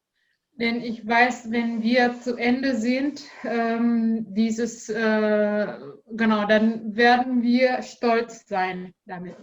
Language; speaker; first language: German; non-native, learner; Indonesian